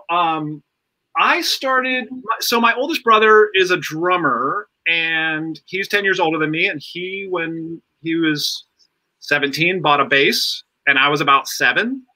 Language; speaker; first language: English; native; English